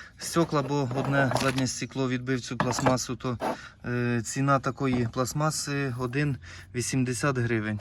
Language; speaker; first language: Ukrainian; native; Ukrainian